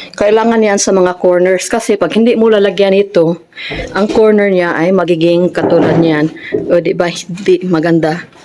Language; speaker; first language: Filipino; native; Filipino